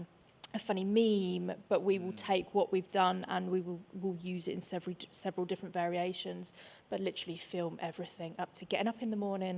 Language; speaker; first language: English; native; English